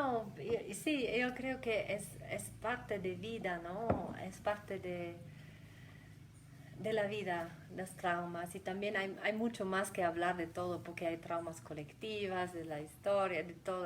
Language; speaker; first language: Spanish; non-native, fluent; German